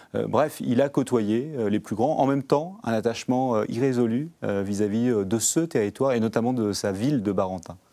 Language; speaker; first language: French; native; French